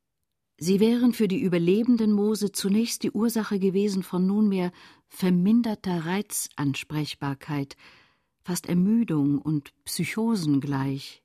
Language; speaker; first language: German; native; German